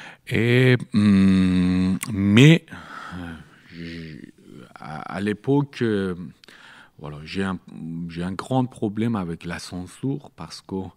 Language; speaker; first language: French; non-native, learner; Persian